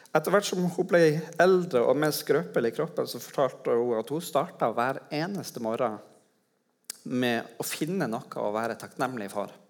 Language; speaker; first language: Norwegian; native; Norwegian